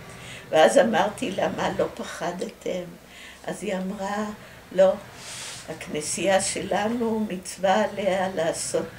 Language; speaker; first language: Hebrew; early bilingual, other home language; Dutch